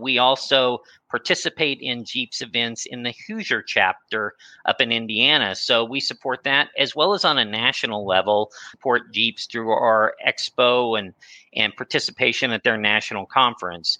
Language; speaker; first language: English; native; English